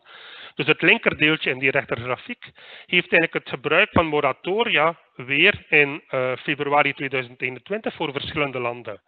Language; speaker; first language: Dutch; native; Dutch